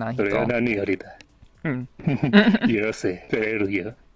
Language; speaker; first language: Japanese; non-native, learner; English